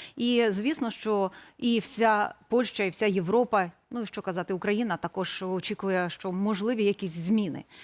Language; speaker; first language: Ukrainian; native; Ukrainian